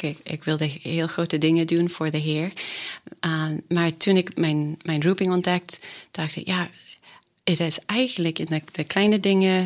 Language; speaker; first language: Dutch; non-native, fluent; English